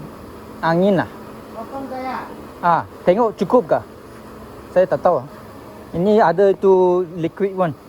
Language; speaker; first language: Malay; non-native, local second language; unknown